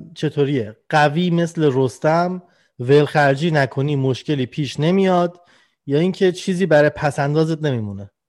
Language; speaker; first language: Persian; native; Persian